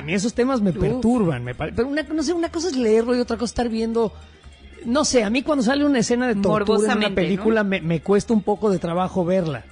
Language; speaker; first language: Spanish; native; Spanish